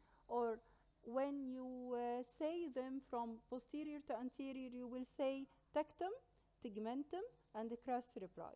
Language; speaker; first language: English; non-native, local second language; Arabic